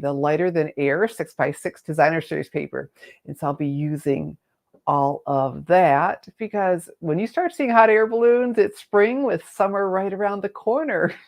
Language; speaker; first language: English; native; English